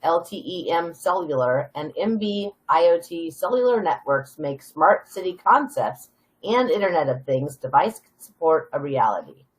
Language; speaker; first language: English; native; English